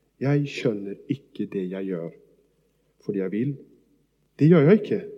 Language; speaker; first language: Swedish; native; Swedish